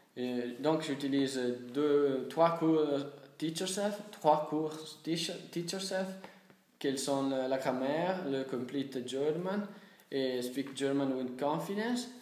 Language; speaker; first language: French; non-native, learner; Italian